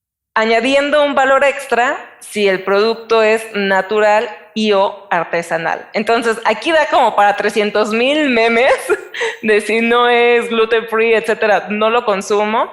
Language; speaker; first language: Spanish; native; Spanish